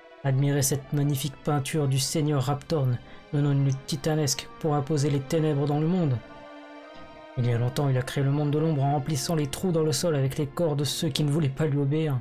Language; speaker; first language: French; native; French